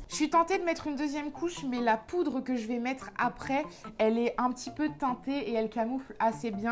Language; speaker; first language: French; native; French